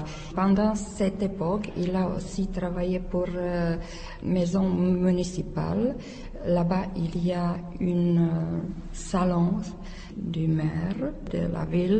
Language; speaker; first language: French; non-native, learner; Czech